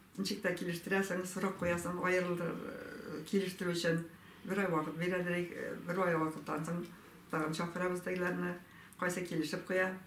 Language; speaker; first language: Tatar; native; Tatar